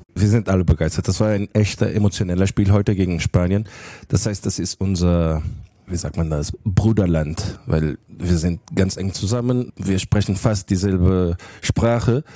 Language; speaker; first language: German; non-native, fluent; Portuguese